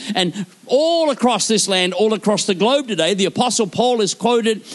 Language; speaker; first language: English; native; English